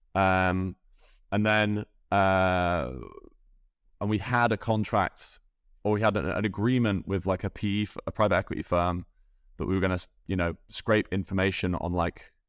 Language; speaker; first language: English; native; English